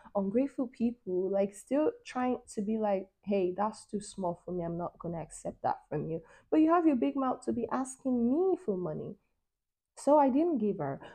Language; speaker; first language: English; non-native, local second language; Yoruba